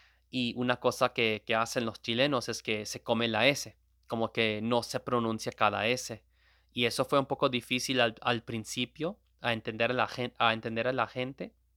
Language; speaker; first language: Spanish; non-native, fluent; Gujarati